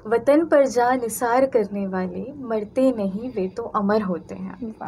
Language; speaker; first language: Hindi; native; Hindi